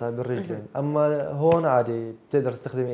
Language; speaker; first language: Arabic; native; Arabic